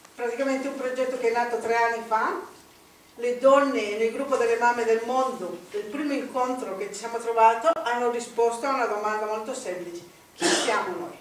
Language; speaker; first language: Italian; non-native, fluent; Spanish